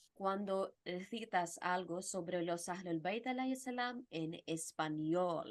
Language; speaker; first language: Spanish; non-native, fluent; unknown